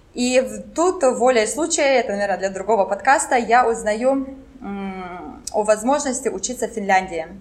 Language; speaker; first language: Russian; non-native, local second language; French